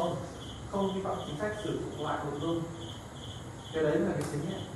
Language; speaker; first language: Vietnamese; native; Vietnamese